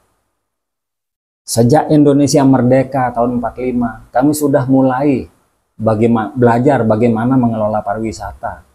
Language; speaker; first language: Indonesian; native; Indonesian